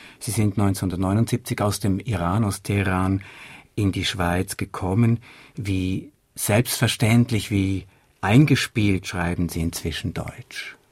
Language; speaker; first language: German; native; German